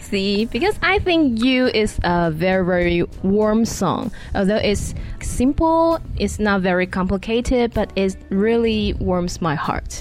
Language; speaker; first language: English; non-native, fluent; Chinese